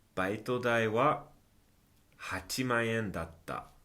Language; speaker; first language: Japanese; non-native, fluent; English